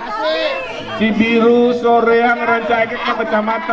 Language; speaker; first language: Indonesian; non-native, local second language; Sundanese